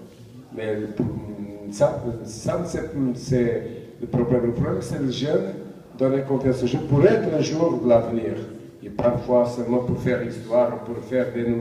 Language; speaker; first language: French; non-native, fluent; Portuguese